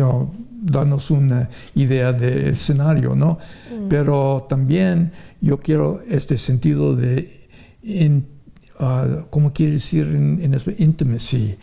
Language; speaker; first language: Spanish; non-native, fluent; English